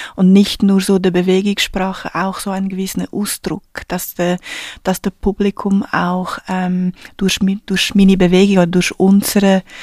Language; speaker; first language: German; non-native, fluent; Portuguese